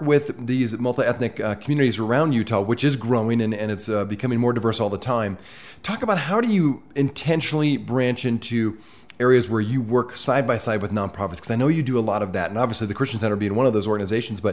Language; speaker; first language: English; native; English